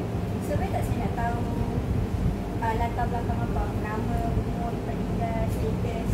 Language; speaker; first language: Malay; native; Malay